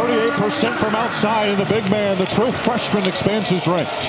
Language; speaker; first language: English; native; English